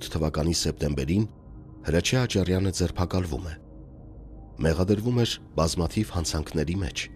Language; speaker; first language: Armenian; native; Armenian